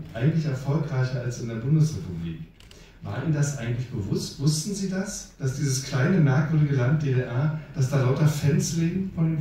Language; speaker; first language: German; native; German